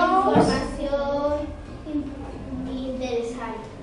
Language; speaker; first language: Catalan; non-native, local second language; Spanish